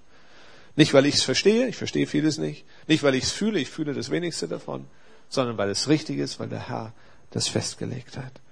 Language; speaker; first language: German; native; German